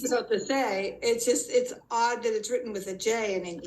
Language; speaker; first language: English; non-native, learner; Spanish